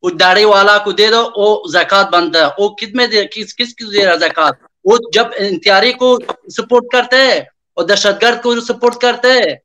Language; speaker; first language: Urdu; non-native, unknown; Persian